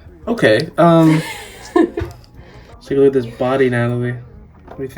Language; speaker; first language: English; native; English